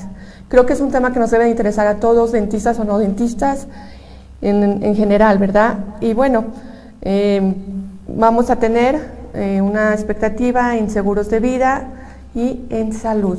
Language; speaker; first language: Spanish; native; Spanish